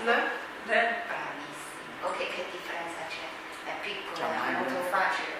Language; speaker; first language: Italian; non-native, fluent; Chinese